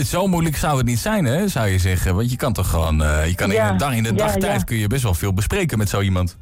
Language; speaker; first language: Dutch; native; Dutch